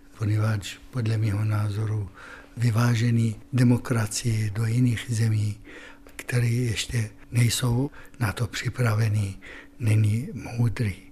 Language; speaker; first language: Czech; non-native, fluent; Arabic